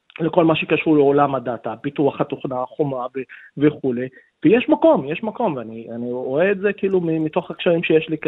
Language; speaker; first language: Hebrew; non-native, local second language; Arabic